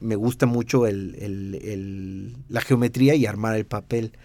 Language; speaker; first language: Spanish; native; Spanish